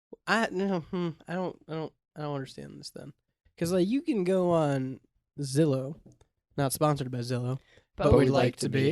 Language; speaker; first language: English; native; English